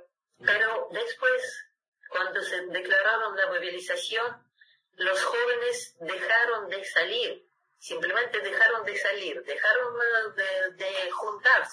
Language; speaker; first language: Spanish; non-native, fluent; Russian